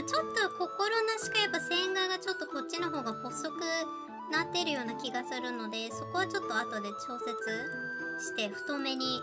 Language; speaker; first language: Japanese; native; Japanese